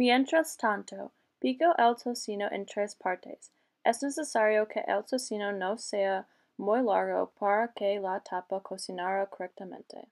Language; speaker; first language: Spanish; non-native, learner; English